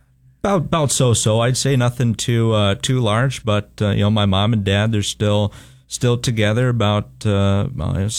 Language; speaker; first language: English; native; English